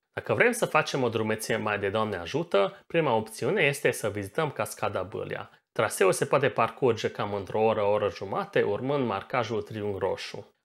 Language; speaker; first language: Romanian; non-native, local second language; Hungarian